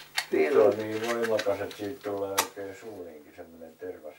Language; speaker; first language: Finnish; native; Finnish